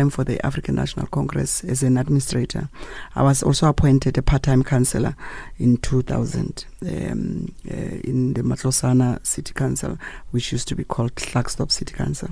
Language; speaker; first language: English; non-native, local second language; Tswana